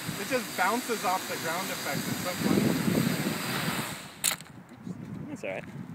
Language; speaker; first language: English; native; English